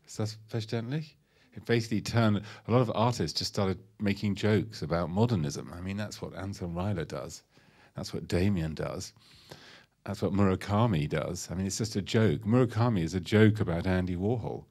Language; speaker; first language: English; native; English